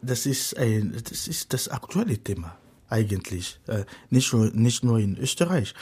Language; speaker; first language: German; non-native, fluent; Fon